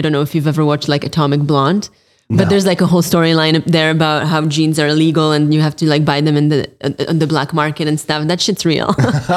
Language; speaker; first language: English; early bilingual, other home language; Polish